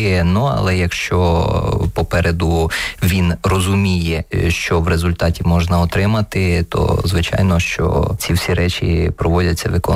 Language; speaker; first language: Ukrainian; native; Ukrainian